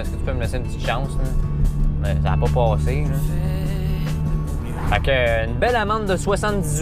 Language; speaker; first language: French; native; French